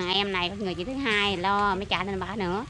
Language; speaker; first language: Vietnamese; native; Vietnamese